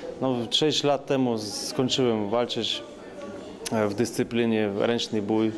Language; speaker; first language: Polish; non-native, learner; Ukrainian